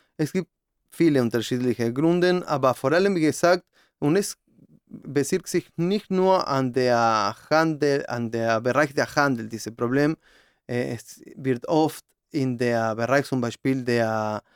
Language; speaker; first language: German; non-native, fluent; Spanish